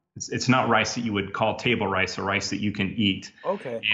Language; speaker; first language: English; native; English